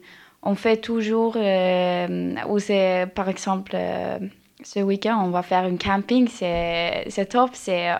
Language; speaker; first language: French; non-native, learner; Norwegian